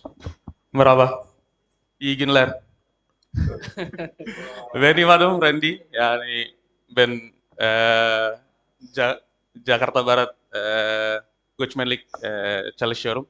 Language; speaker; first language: Turkish; non-native, learner; Indonesian